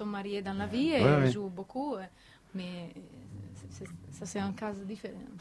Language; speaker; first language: French; non-native, learner; Italian